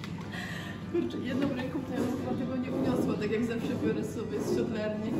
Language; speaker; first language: Polish; native; Polish